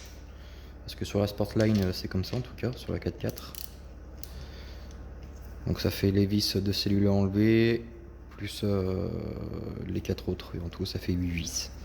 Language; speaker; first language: French; native; French